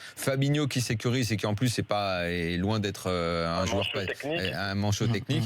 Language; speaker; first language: French; native; French